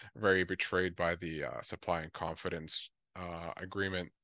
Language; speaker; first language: English; native; English